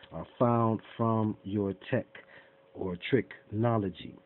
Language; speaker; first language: English; native; English